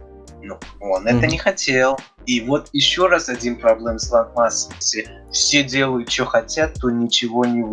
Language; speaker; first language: Russian; early bilingual, heritage; Russian